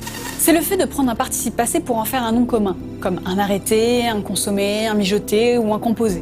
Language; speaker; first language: French; native; French